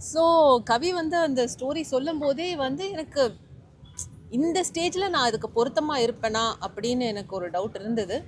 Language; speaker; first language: Tamil; native; Tamil